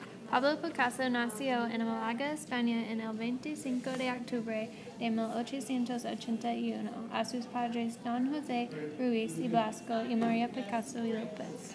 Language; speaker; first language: Spanish; non-native, learner; English